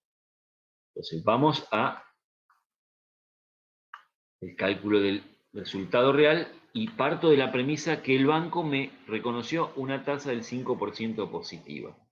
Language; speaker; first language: Spanish; native; Spanish